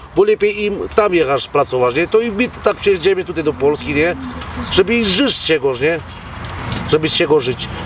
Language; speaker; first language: Polish; non-native, learner; Romanian